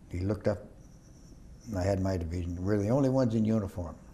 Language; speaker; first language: English; native; English